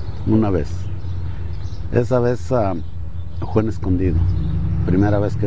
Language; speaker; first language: Spanish; native; Spanish